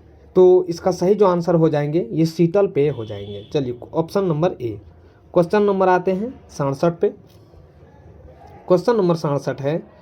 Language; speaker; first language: Hindi; native; Hindi